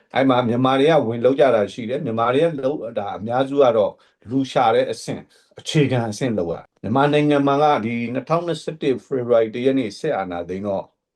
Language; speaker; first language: Burmese; native; Burmese